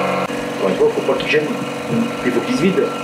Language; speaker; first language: French; native; French